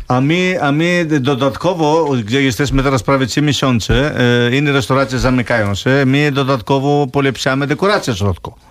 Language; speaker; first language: Polish; non-native, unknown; Greek